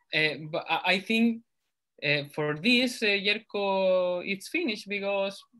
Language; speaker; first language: English; non-native, learner; Spanish